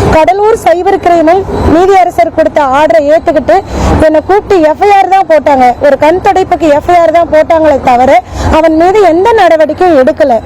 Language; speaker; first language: Tamil; native; Tamil